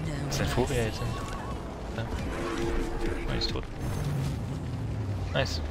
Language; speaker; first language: German; native; German